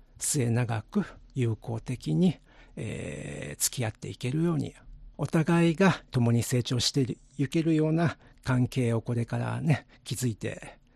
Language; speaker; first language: Japanese; native; Japanese